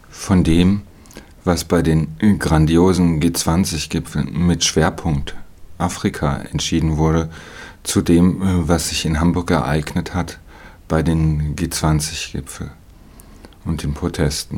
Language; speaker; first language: German; native; German